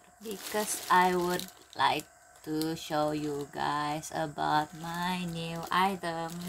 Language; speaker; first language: English; non-native, local second language; Malay